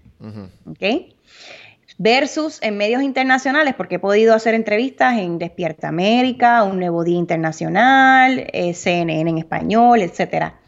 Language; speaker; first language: Spanish; early bilingual, heritage; Spanish